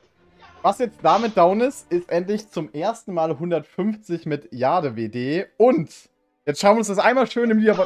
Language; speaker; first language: German; native; German